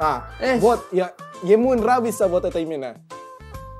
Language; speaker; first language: Russian; non-native, fluent; Indonesian